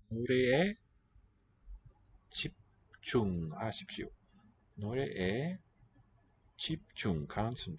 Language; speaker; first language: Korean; non-native, learner; English